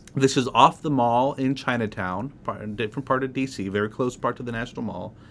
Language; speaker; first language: English; native; English